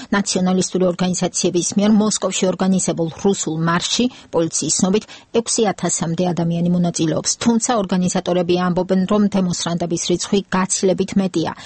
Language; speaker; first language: Georgian; native; Georgian